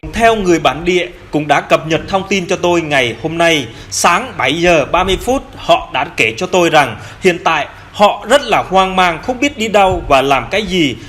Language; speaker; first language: Vietnamese; non-native, local second language; Jarai